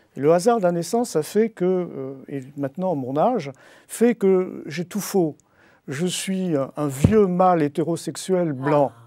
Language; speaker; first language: French; native; French